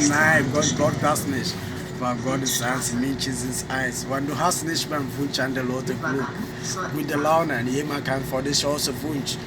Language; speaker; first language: German; non-native, learner; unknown